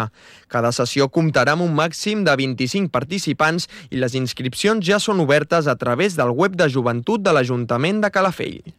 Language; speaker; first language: Catalan; native; Catalan